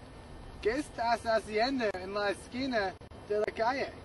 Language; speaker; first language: Spanish; non-native, learner; English